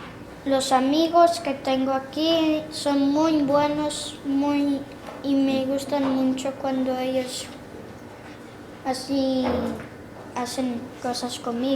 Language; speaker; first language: Spanish; early bilingual, other home language; Portuguese